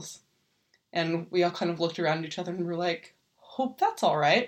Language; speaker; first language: English; native; English